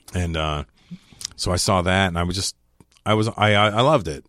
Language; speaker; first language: English; native; English